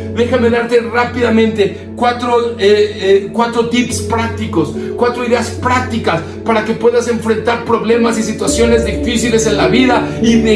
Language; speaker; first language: Spanish; native; Spanish